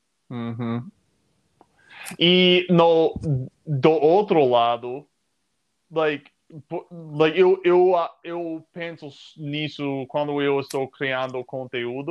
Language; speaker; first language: Portuguese; non-native, fluent; English